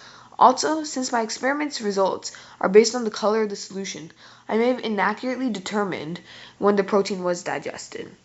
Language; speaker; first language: English; native; English